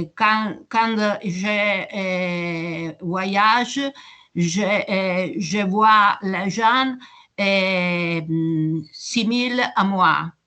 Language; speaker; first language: French; non-native, learner; Italian